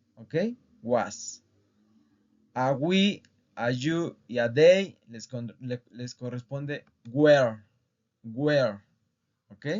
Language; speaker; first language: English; non-native, fluent; Spanish